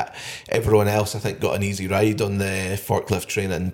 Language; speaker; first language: English; native; English